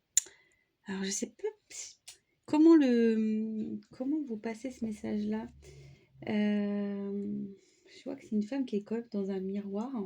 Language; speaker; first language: French; native; French